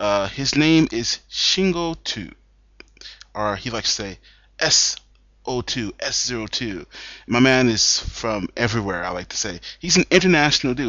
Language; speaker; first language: English; native; English